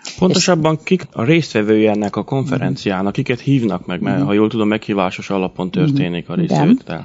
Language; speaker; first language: Hungarian; native; Hungarian